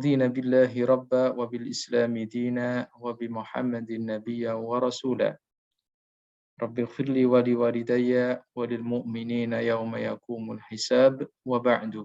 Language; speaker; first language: Arabic; non-native, fluent; Indonesian